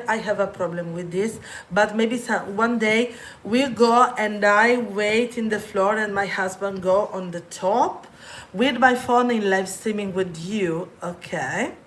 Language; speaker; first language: English; non-native, fluent; Italian